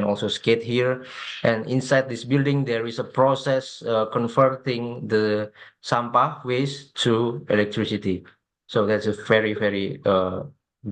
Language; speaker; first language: English; non-native, fluent; Indonesian